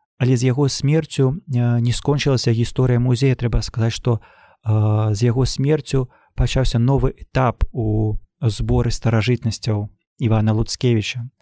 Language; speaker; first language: Belarusian; native; Belarusian